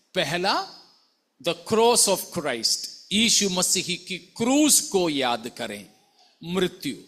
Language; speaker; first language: Hindi; non-native, local second language; Malayalam